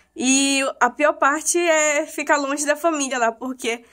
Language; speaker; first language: Portuguese; native; Portuguese